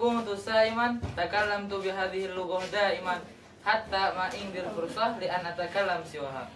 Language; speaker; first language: Arabic; non-native, learner; Indonesian